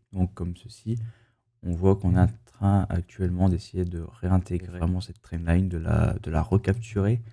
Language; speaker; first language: French; native; French